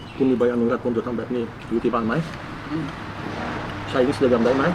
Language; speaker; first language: Thai; non-native, learner; Hebrew